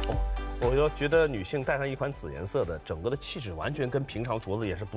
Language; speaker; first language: Chinese; native; Chinese